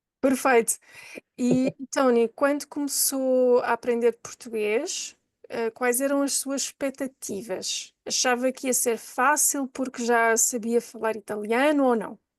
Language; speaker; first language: Portuguese; native; Portuguese